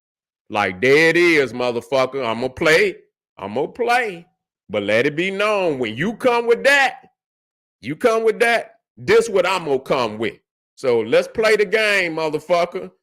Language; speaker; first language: English; native; English